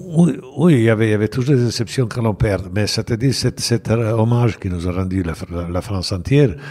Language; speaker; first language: French; non-native, fluent; Bosnian